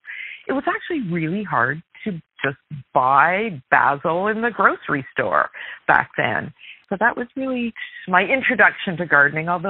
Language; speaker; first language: English; native; English